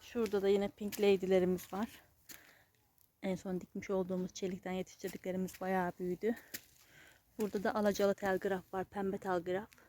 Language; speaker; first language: Turkish; native; Turkish